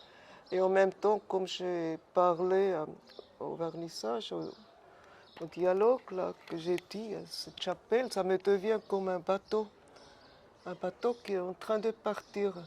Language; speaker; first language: French; non-native, fluent; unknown